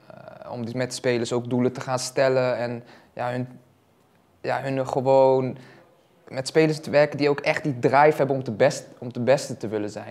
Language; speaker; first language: Dutch; native; Dutch